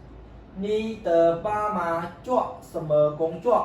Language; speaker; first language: Chinese; non-native, fluent; Khmer